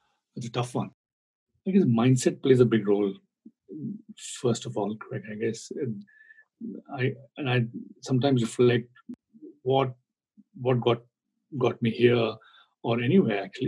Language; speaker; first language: English; non-native, local second language; Hindi